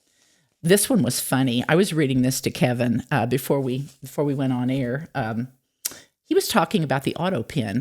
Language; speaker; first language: English; native; English